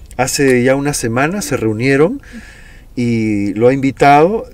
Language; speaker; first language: Spanish; native; Spanish